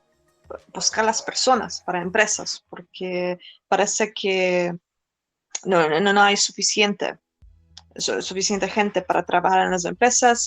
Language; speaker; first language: Spanish; non-native, fluent; Polish